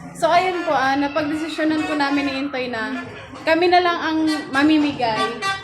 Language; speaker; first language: Filipino; non-native, local second language; Bikol